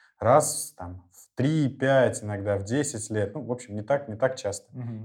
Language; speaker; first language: Russian; native; Russian